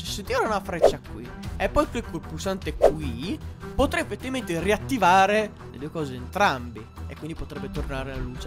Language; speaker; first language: Italian; native; Italian